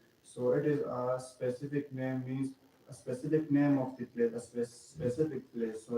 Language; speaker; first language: English; non-native, learner; Pashto